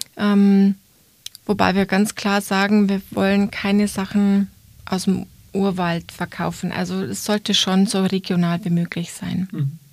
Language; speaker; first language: German; native; German